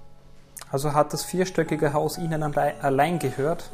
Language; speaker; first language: German; native; German